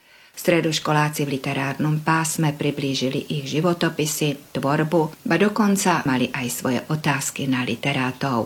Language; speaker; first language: Slovak; early bilingual, heritage; Slovak